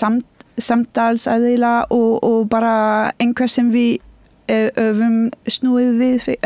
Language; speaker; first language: Icelandic; non-native, learner; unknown